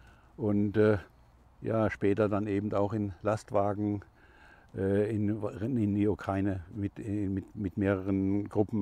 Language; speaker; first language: German; non-native, fluent; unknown